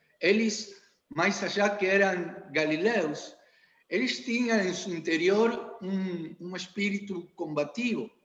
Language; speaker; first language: Portuguese; non-native, learner; Spanish